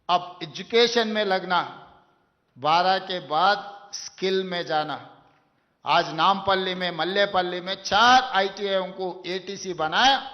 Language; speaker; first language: Hindi; non-native, local second language; Telugu